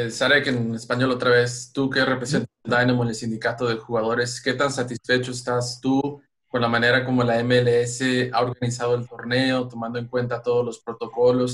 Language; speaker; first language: Spanish; native; Spanish